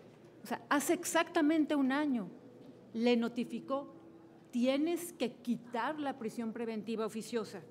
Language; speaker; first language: Spanish; native; Spanish